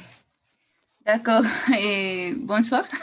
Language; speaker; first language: French; non-native, learner; Spanish